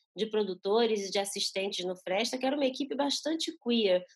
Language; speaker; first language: Portuguese; early bilingual, other home language; Spanish